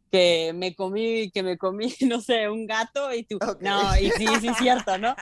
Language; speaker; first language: Spanish; native; Spanish